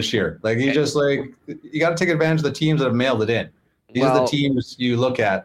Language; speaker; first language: English; native; English